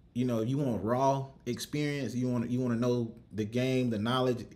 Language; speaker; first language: English; native; English